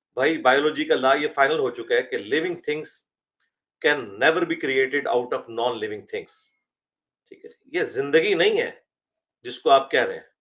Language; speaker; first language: Urdu; native; Urdu